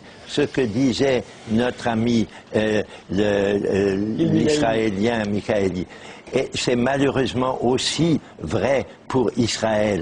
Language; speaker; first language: French; native; French